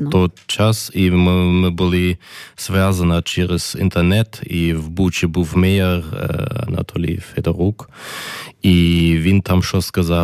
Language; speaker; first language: Ukrainian; non-native, learner; German